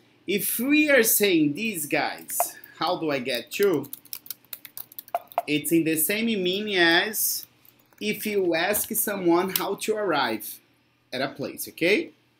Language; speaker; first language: English; non-native, fluent; Portuguese